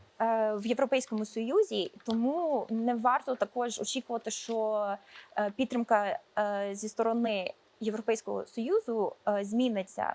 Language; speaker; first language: Ukrainian; early bilingual, heritage; Ukrainian